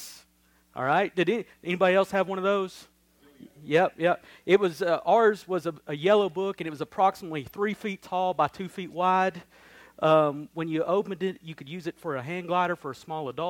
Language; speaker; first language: English; native; English